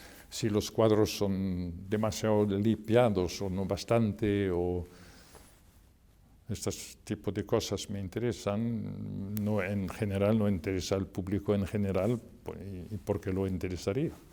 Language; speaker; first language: Spanish; non-native, fluent; French